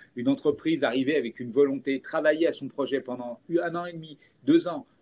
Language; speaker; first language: French; native; French